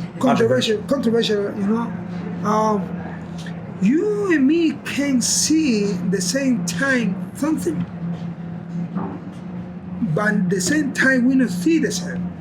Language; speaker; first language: English; non-native, learner; Spanish